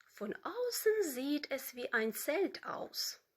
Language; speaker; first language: German; non-native, fluent; Ukrainian